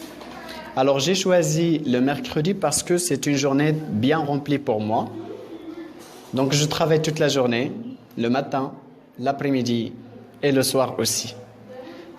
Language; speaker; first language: French; non-native, local second language; Arabic